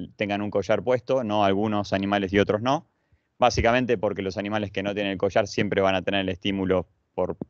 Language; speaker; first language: Spanish; native; Spanish